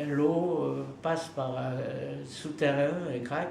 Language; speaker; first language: French; non-native, fluent; Vietnamese